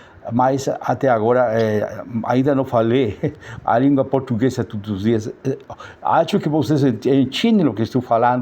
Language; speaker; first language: Portuguese; non-native, learner; Spanish